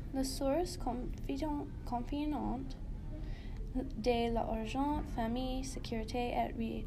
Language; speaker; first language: French; non-native, learner; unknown